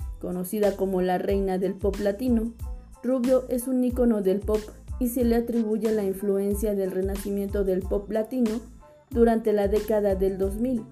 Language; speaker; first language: Spanish; native; Spanish